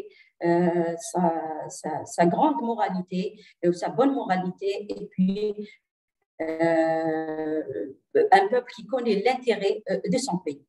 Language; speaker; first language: French; non-native, local second language; Arabic